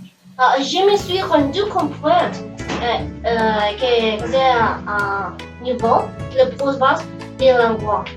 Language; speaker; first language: French; non-native, learner; Spanish